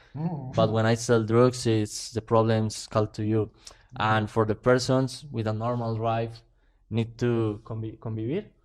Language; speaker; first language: English; non-native, learner; Spanish